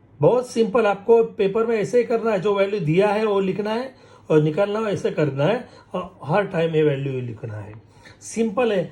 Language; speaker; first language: Hindi; non-native, local second language; Marathi